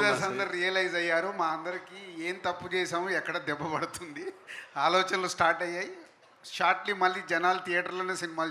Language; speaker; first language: Telugu; native; Telugu